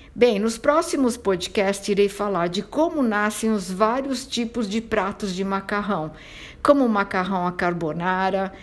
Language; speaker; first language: Portuguese; non-native, fluent; Italian